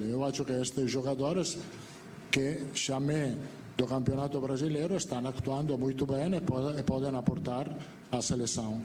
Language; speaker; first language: Portuguese; non-native, fluent; Italian